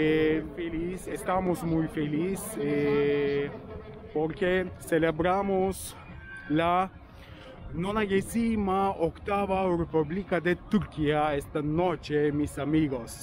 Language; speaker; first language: Spanish; non-native, learner; Turkish